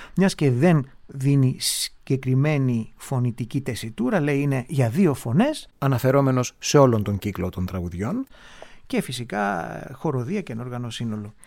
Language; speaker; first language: Greek; native; Greek